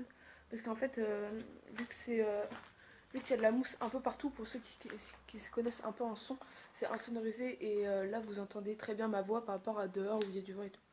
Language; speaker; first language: French; native; French